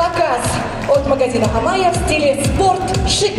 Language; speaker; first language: Russian; native; Russian